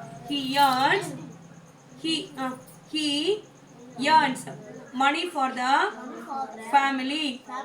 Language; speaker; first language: English; non-native, local second language; Tamil